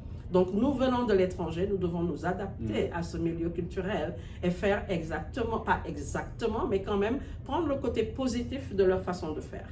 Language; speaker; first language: French; non-native, local second language; Wolof